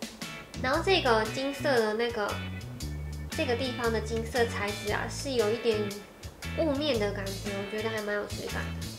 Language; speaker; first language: Chinese; native; Chinese